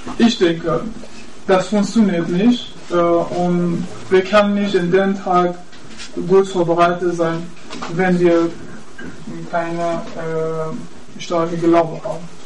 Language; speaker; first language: German; non-native, learner; Persian